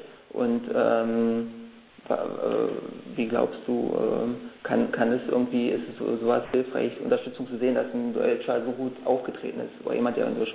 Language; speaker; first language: German; native; German